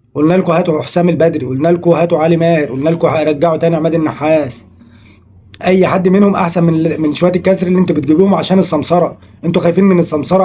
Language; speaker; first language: Arabic; native; Arabic